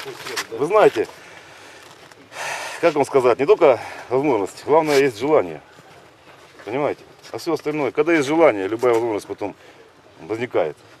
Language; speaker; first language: Russian; native; Russian